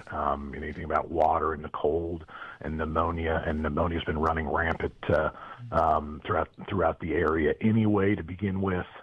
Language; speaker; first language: English; native; English